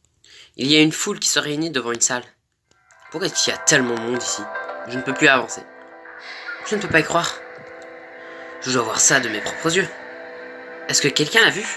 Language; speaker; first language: French; native; French